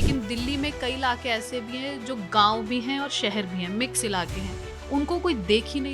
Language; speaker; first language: Hindi; native; Hindi